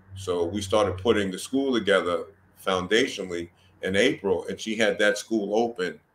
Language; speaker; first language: English; native; English